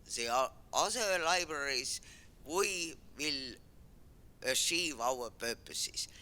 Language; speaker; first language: English; non-native, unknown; Estonian